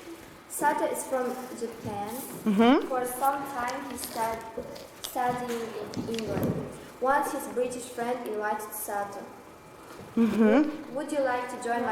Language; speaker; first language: English; non-native, learner; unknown